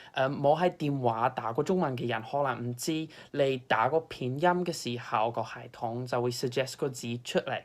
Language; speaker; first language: Cantonese; non-native, fluent; English